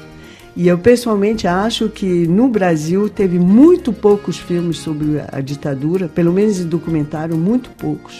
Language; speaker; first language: Portuguese; non-native, fluent; French